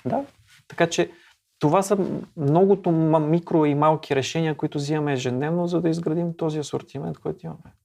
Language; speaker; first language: Bulgarian; native; Bulgarian